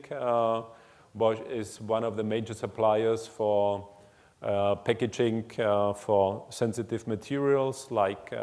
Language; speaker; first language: English; non-native, fluent; German